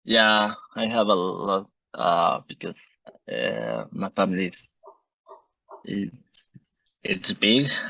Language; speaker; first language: English; non-native, learner; Spanish